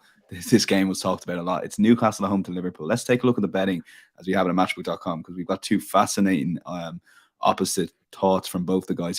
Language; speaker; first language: English; native; English